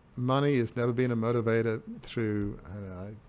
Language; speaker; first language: English; native; English